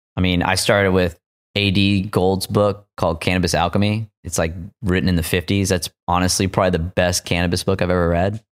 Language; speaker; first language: English; native; English